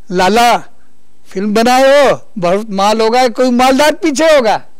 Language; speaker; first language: Hindi; native; Hindi